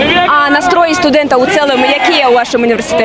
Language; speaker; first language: Belarusian; non-native, local second language; Russian